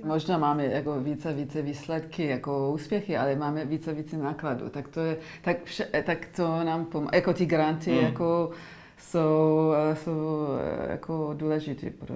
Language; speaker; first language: Czech; non-native, learner; English